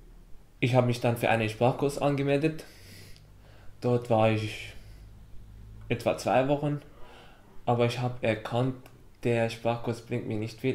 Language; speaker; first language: German; non-native, fluent; Arabic